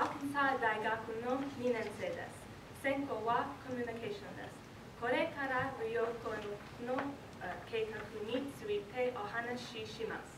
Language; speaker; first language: Japanese; non-native, learner; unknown